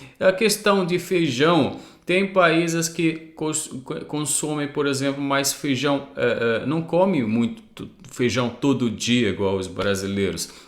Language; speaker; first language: Portuguese; non-native, fluent; Arabic